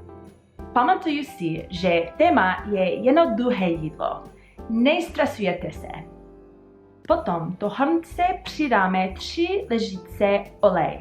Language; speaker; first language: Czech; non-native, learner; English